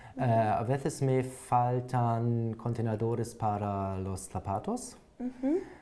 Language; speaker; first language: Spanish; non-native, learner; German